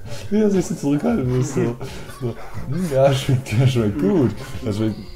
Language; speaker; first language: German; native; German